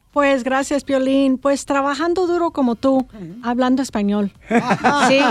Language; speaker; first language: Spanish; native; Spanish